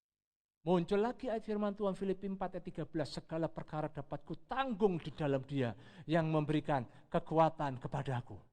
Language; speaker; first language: Indonesian; native; Indonesian